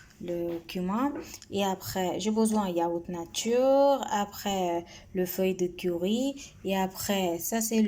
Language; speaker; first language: French; non-native, learner; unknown